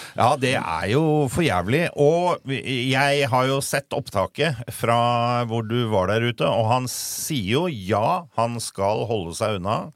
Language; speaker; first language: Norwegian; native; Norwegian